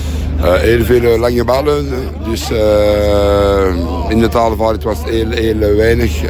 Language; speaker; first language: Dutch; non-native, local second language; French